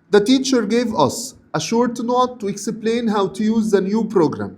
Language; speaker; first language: English; non-native, fluent; Arabic